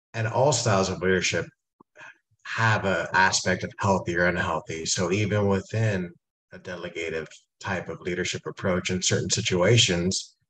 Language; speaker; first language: English; native; English